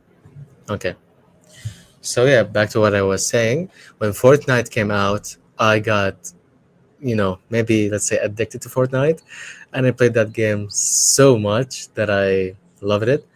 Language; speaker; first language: English; non-native, fluent; Arabic